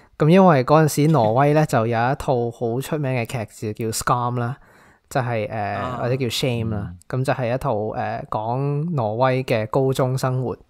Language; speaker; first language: Cantonese; native; Cantonese